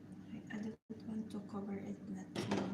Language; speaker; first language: English; non-native, learner; Bikol